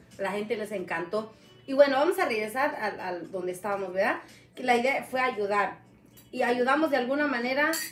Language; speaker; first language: Spanish; non-native, local second language; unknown